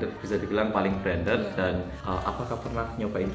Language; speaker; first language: Indonesian; native; Indonesian